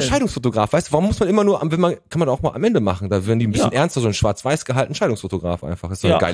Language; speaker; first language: German; native; German